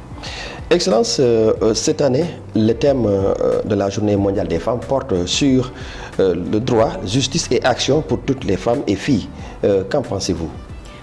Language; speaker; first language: French; native; French